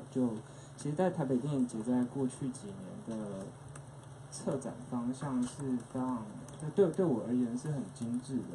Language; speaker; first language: Chinese; native; Chinese